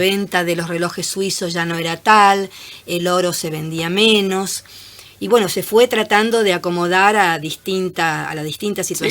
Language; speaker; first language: Spanish; native; Spanish